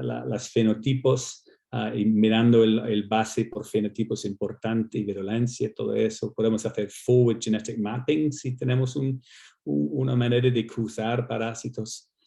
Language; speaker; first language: Spanish; non-native, fluent; English